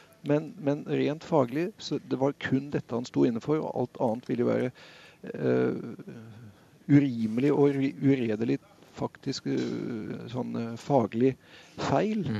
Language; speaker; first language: Norwegian; native; Norwegian